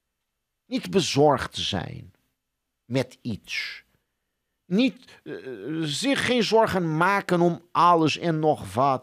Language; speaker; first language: Dutch; non-native, fluent; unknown